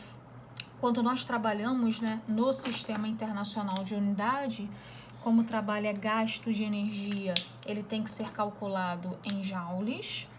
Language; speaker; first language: Portuguese; native; Portuguese